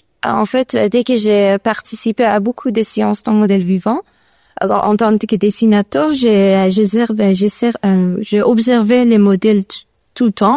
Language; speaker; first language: French; non-native, learner; Persian